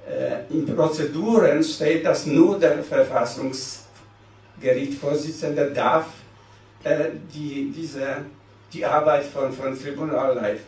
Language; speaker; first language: German; non-native, fluent; Polish